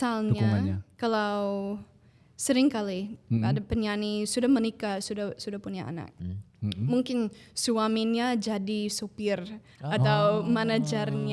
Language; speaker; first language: Indonesian; non-native, fluent; English